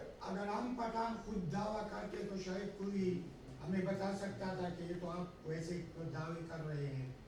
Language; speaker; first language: Urdu; non-native, local second language; Pashto